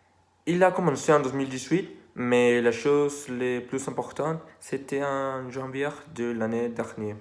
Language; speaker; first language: French; non-native, learner; Spanish